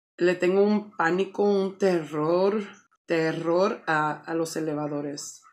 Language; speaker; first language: Spanish; early bilingual, heritage; Spanish